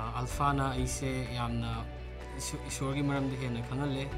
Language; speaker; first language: English; non-native, local second language; Manipuri